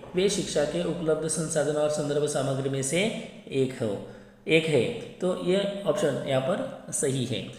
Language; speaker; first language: Hindi; non-native, local second language; Marathi